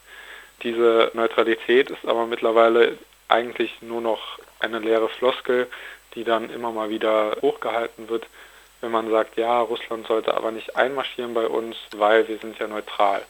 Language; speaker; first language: German; native; German